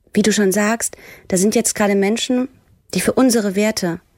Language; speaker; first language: German; early bilingual, other home language; Persian